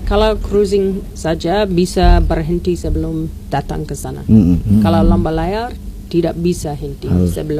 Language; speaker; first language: Indonesian; non-native, learner; English